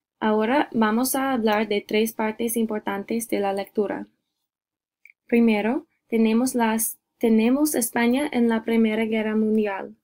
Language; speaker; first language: Spanish; non-native, learner; English